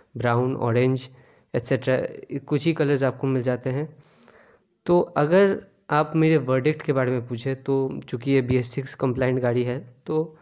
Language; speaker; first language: Hindi; native; Hindi